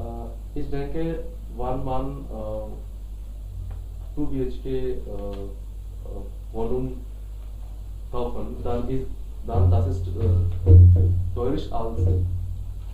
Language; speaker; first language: German; non-native, learner; Hindi